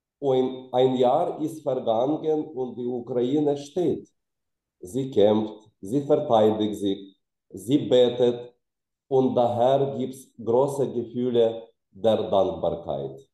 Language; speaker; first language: German; non-native, fluent; Ukrainian